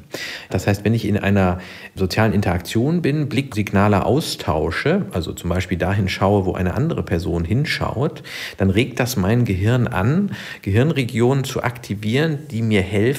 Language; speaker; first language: German; native; German